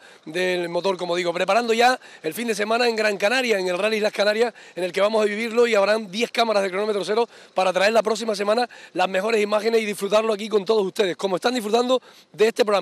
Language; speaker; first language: Spanish; native; Spanish